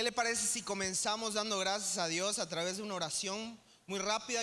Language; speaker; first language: Spanish; native; Spanish